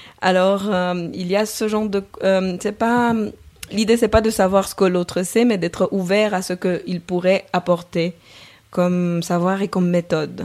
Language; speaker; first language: French; non-native, fluent; Romanian